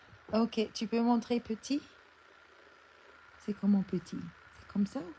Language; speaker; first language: French; non-native, local second language; Malagasy